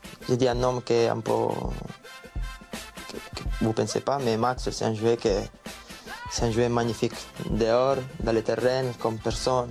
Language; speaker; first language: French; non-native, learner; Italian